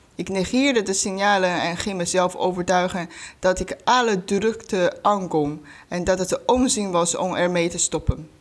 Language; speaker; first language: Dutch; non-native, fluent; Chinese